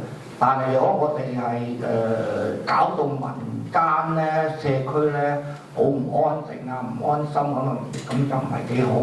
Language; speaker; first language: Cantonese; native; Cantonese